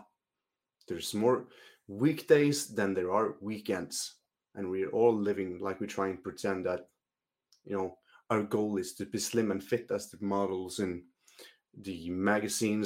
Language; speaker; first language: English; non-native, fluent; Norwegian